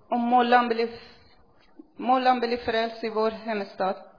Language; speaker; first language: Swedish; non-native, fluent; Persian